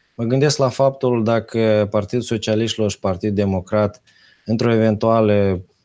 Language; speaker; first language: Romanian; native; Romanian